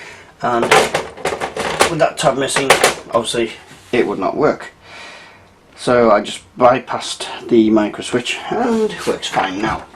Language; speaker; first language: English; native; English